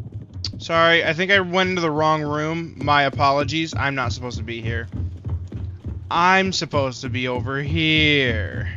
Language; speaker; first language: English; native; English